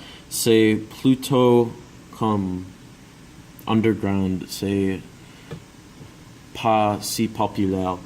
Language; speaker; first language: French; non-native, learner; English